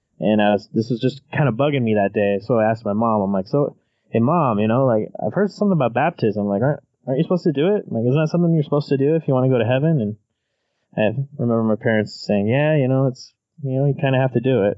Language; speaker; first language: English; native; English